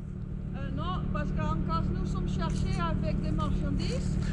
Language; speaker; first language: French; non-native, learner; Dutch